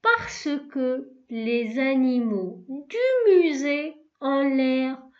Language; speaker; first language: French; non-native, local second language; Arabic